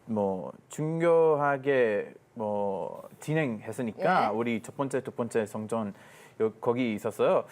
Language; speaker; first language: Korean; non-native, fluent; Hebrew